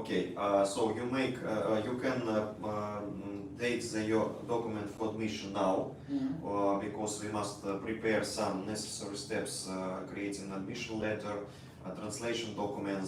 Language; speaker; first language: English; non-native, learner; Russian